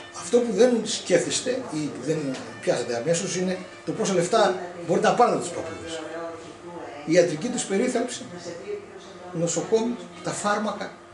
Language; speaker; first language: Greek; early bilingual, heritage; Greek